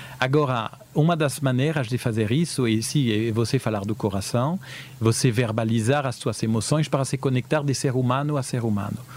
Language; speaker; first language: Portuguese; early bilingual, heritage; Portuguese